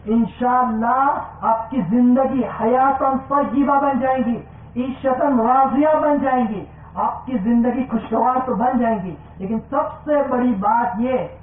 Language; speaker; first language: Urdu; non-native, local second language; Gujarati